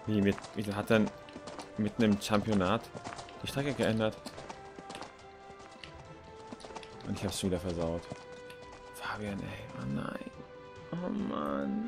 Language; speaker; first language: German; native; German